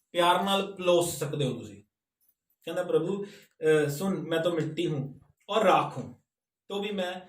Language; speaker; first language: Hindi; non-native, local second language; Punjabi